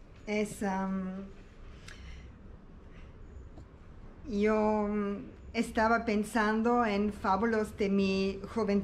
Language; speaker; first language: Spanish; non-native, learner; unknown